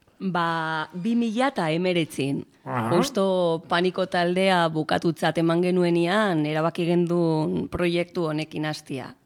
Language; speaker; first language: Basque; native; Basque